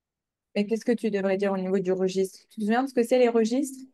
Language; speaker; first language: French; native; French